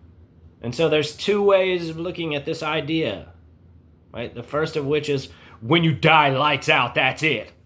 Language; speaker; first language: English; native; English